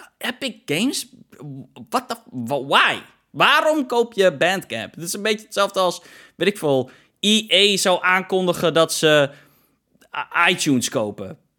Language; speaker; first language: Dutch; native; Dutch